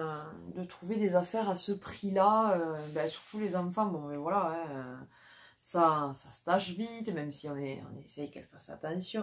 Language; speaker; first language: French; native; French